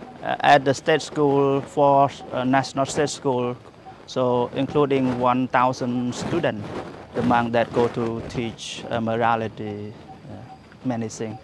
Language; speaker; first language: English; non-native, learner; Khmer